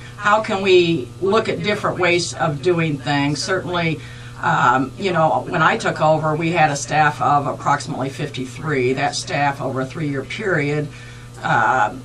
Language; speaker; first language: English; native; English